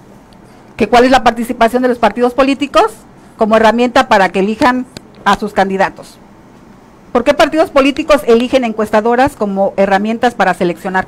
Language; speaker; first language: Spanish; native; Spanish